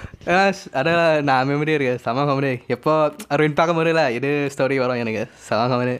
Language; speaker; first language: Tamil; non-native, learner; Thai